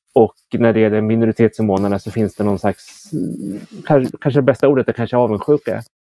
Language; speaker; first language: Swedish; native; Swedish